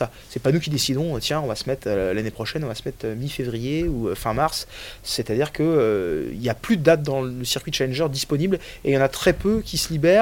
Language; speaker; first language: French; native; French